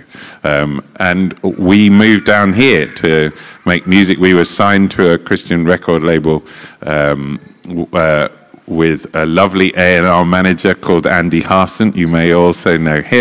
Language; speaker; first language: English; native; English